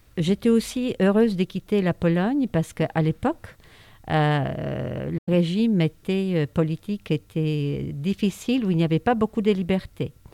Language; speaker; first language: French; non-native, fluent; Polish